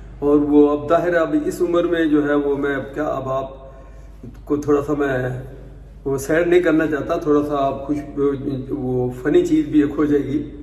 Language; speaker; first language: Urdu; native; Urdu